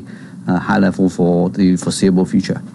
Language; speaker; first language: English; non-native, local second language; Cantonese